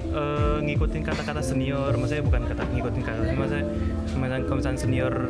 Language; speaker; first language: Indonesian; native; Indonesian